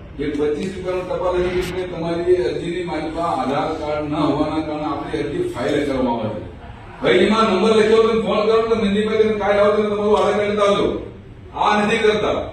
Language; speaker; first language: Gujarati; native; Gujarati